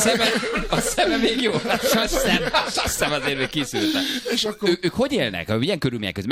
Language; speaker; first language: Hungarian; native; Hungarian